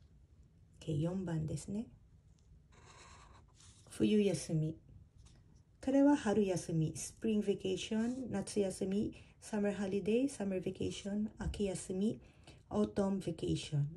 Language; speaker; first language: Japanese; non-native, fluent; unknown